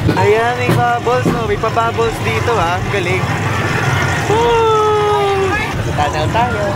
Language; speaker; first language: Filipino; native; Filipino